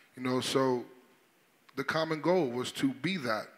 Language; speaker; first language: English; native; English